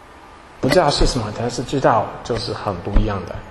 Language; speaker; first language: Chinese; non-native, fluent; English